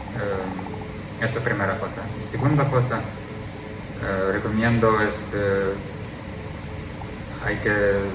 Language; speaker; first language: Spanish; non-native, learner; Ukrainian